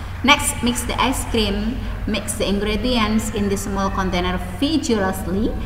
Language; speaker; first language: English; non-native, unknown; Indonesian